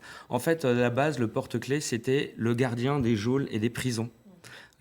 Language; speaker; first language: French; native; French